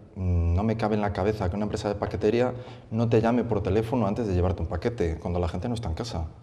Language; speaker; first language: Spanish; native; Spanish